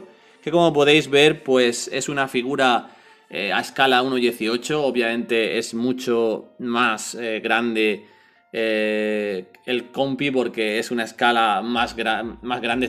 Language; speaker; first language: Spanish; native; Spanish